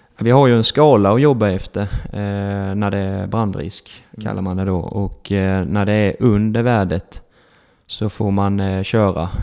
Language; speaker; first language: Swedish; native; Swedish